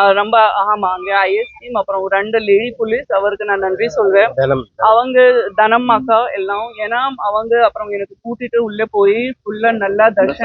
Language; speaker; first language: Tamil; non-native, learner; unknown